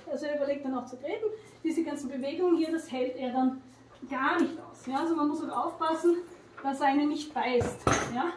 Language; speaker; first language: German; native; German